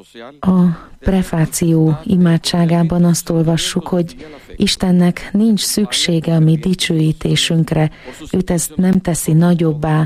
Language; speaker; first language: Hungarian; native; Hungarian